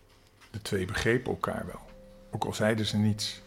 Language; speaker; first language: Dutch; native; Dutch